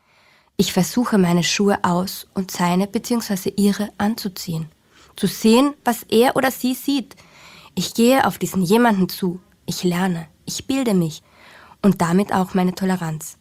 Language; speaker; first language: German; native; German